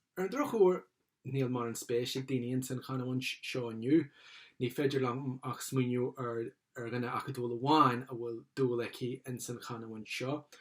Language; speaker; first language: Irish; non-native, local second language; English